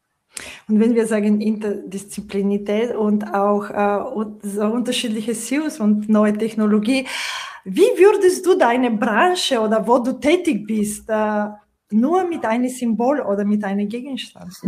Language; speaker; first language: German; non-native, fluent; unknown